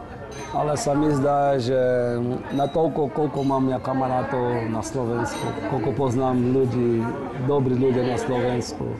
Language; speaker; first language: Slovak; non-native, learner; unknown